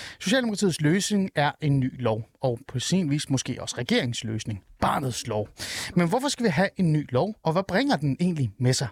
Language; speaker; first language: Danish; early bilingual, other home language; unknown